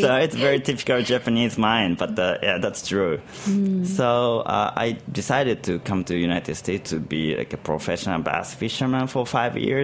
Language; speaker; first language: English; non-native, learner; Japanese